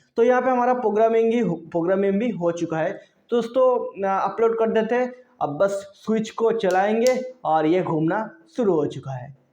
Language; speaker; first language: Hindi; non-native, local second language; Bangla